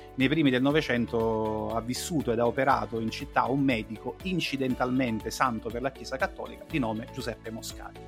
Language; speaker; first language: Italian; native; Italian